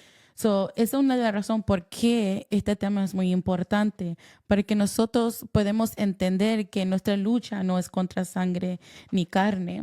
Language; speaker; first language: Spanish; early bilingual, heritage; Spanish